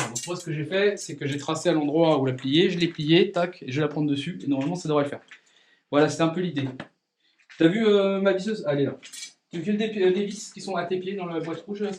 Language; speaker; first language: French; native; French